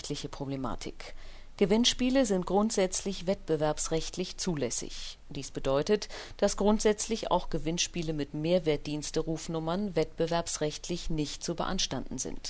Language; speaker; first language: German; native; German